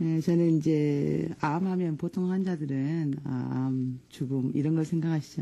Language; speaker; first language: Korean; native; Korean